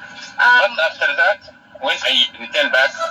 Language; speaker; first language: English; non-native, learner; Arabic